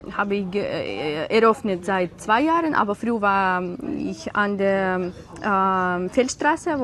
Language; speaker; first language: German; non-native, learner; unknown